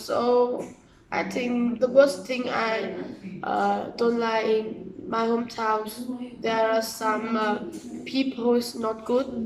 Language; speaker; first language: English; non-native, learner; Vietnamese